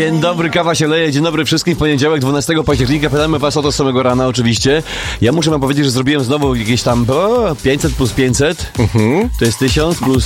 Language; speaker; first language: Polish; native; Polish